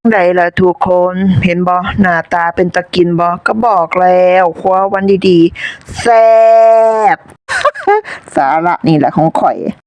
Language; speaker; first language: Thai; native; Thai